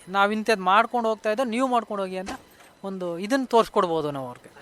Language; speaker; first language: Kannada; native; Kannada